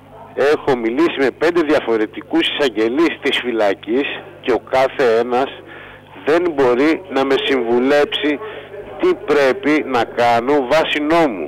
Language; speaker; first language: Greek; non-native, fluent; Bulgarian